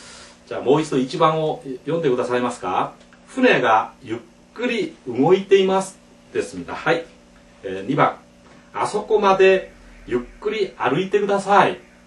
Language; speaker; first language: Japanese; non-native, fluent; Korean